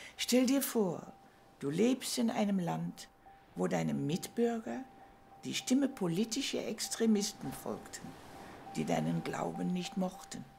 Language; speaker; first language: German; early bilingual, heritage; German